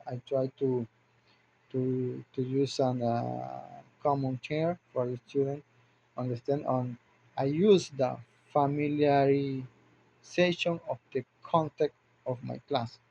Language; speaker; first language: English; non-native, learner; Spanish